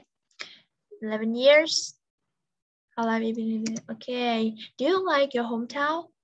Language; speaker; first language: English; non-native, fluent; Vietnamese